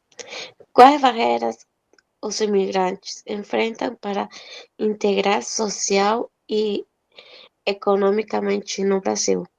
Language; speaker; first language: Portuguese; non-native, fluent; Spanish